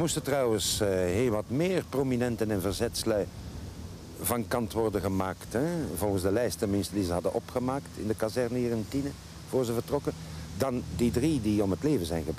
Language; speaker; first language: Dutch; native; Dutch